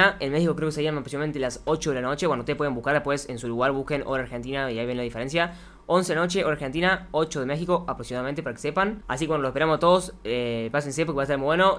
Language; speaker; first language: Spanish; native; Spanish